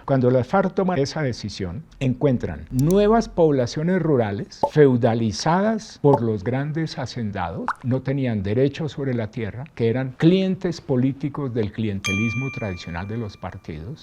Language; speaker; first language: Spanish; native; Spanish